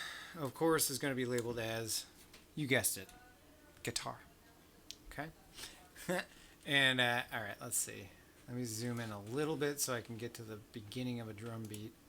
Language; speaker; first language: English; native; English